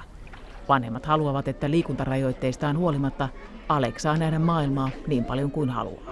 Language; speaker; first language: Finnish; native; Finnish